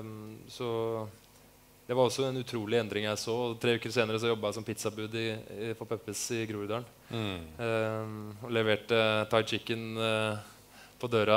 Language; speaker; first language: Norwegian; native; Norwegian